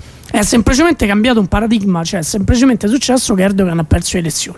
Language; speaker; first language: Italian; native; Italian